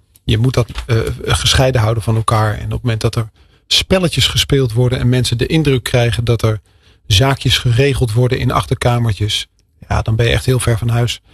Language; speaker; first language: Dutch; native; Dutch